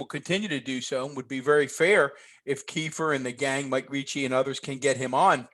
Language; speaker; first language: English; native; English